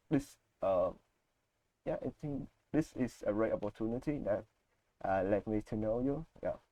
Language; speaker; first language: English; non-native, learner; Vietnamese